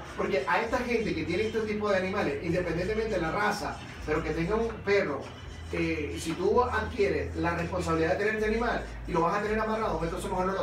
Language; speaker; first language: Spanish; native; Spanish